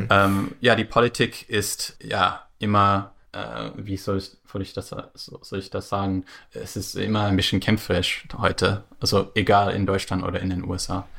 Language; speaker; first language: German; non-native, fluent; English